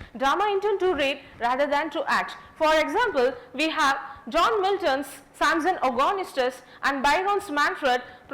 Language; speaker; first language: English; non-native, local second language; Tamil